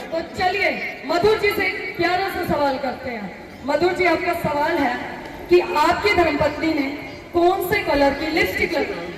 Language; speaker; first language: Hindi; native; Hindi